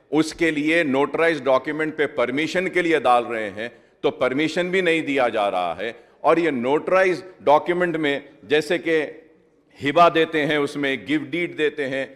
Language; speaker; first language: Hindi; non-native, local second language; Urdu